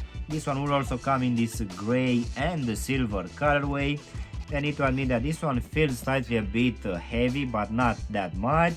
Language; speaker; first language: English; non-native, fluent; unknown